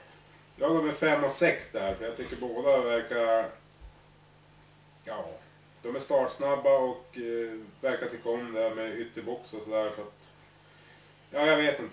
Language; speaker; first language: Swedish; native; Swedish